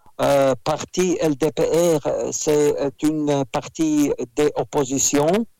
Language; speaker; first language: French; non-native, fluent; Russian